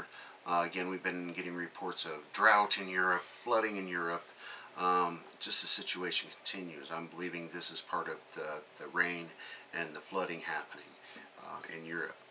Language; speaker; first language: English; native; English